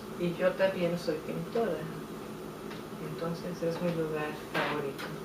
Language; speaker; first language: Spanish; native; Spanish